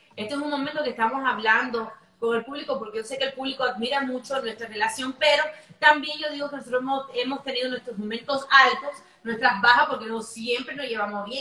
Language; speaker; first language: Spanish; early bilingual, heritage; Spanish